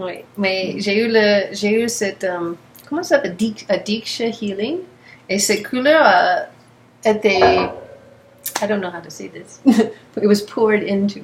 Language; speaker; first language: French; non-native, learner; English